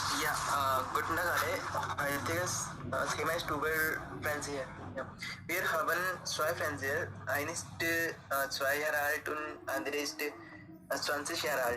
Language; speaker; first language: German; non-native, learner; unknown